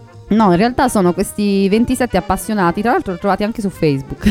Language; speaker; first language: Italian; native; Italian